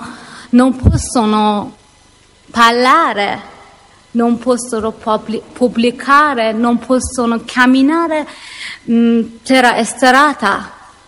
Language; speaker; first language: Italian; non-native, learner; Persian